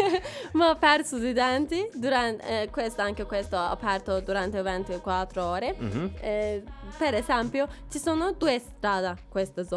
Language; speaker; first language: Italian; non-native, learner; Turkish